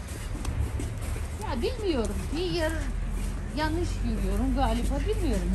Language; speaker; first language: Turkish; non-native, learner; Russian